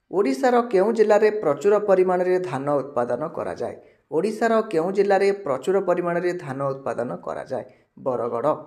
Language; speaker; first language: Odia; native; Odia